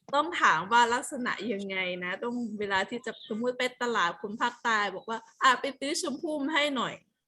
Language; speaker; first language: Thai; native; Thai